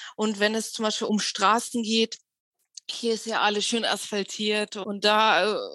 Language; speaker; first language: German; early bilingual, other home language; Russian